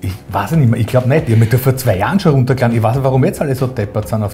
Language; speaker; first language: German; native; German